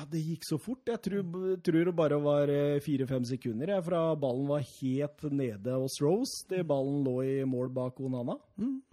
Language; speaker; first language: Norwegian; native; Norwegian